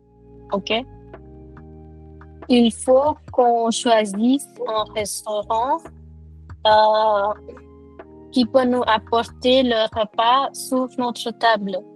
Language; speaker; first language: French; non-native, fluent; Hindi